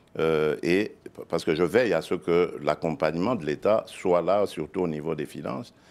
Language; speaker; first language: French; non-native, local second language; Luba-Lulua